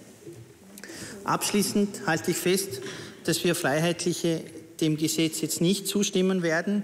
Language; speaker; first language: German; native; German